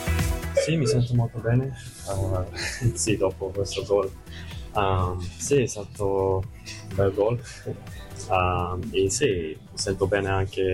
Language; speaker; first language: Italian; non-native, fluent; English